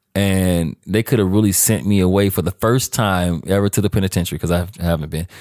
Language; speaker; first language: English; native; English